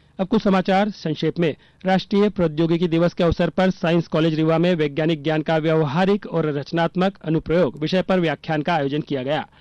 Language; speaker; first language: Hindi; native; Hindi